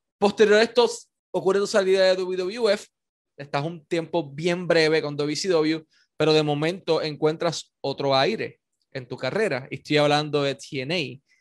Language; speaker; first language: Spanish; native; Spanish